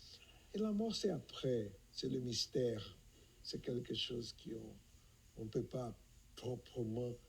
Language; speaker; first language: French; non-native, fluent; Portuguese